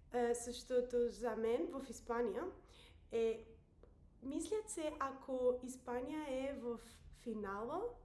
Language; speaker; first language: Bulgarian; non-native, learner; Spanish